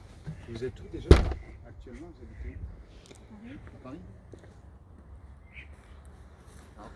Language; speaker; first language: French; native; French